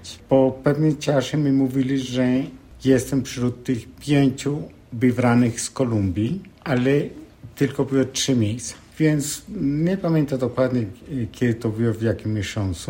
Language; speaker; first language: Polish; non-native, fluent; Spanish